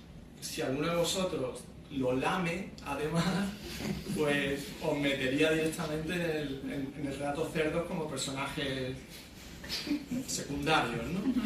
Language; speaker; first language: Spanish; native; Spanish